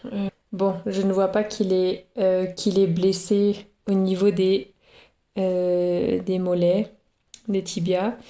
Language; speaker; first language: French; native; French